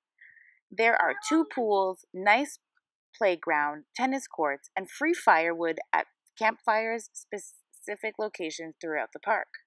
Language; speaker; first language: English; native; English